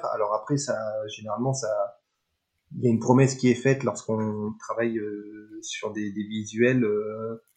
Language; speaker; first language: French; native; French